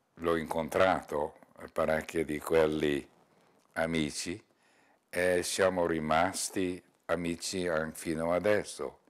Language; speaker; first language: Italian; non-native, learner; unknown